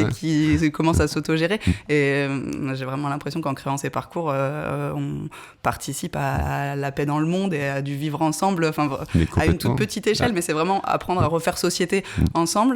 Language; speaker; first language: French; native; French